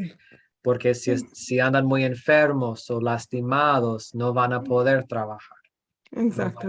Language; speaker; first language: Spanish; non-native, fluent; English